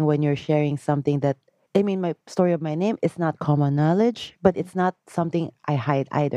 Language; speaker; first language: English; non-native, local second language; Filipino